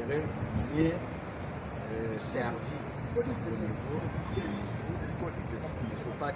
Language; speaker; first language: French; non-native, local second language; Lingala